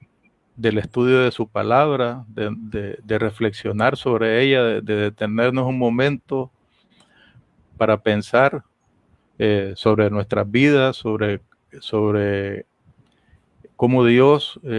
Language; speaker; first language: Spanish; native; Spanish